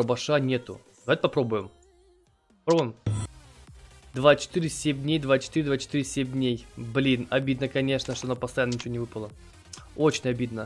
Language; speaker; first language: Russian; native; Russian